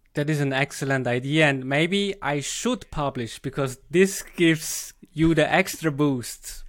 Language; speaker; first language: English; non-native, fluent; Swiss German